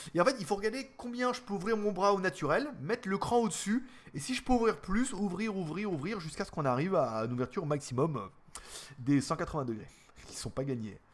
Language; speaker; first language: French; native; French